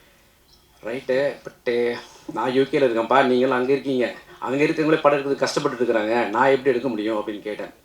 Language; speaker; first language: Tamil; native; Tamil